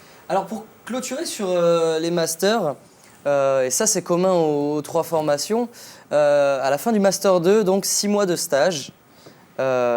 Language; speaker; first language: French; native; French